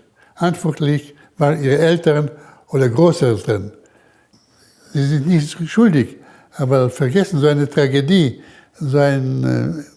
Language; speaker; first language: German; early bilingual, heritage; German